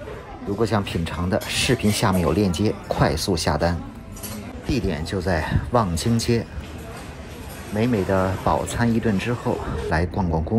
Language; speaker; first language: Chinese; native; Chinese